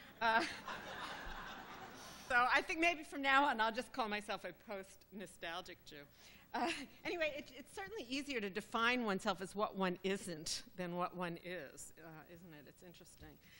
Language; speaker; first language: English; native; English